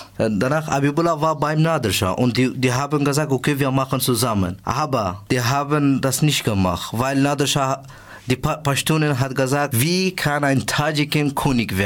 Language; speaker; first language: German; non-native, learner; Persian